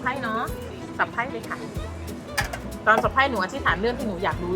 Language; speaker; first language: Thai; native; Thai